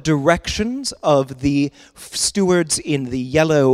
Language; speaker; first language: English; native; English